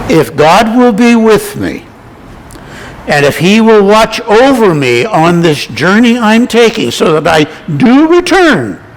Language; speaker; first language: English; native; English